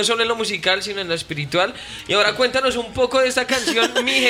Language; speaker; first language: Spanish; native; Spanish